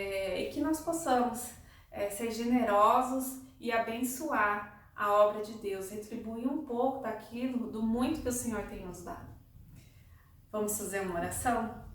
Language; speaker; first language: Portuguese; native; Portuguese